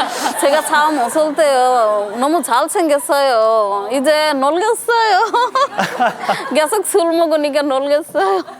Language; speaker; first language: Korean; non-native, local second language; Bangla